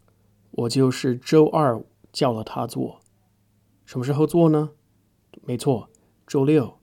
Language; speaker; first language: Chinese; non-native, fluent; English